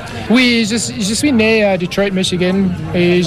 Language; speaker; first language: French; non-native, fluent; English